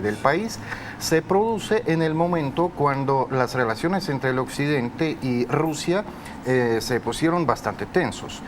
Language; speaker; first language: Spanish; non-native, fluent; Russian